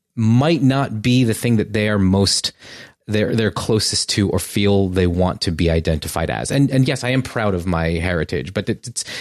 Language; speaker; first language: English; native; English